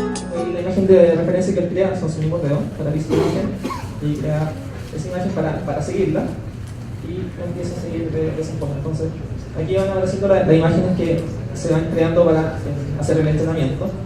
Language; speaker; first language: Spanish; native; Spanish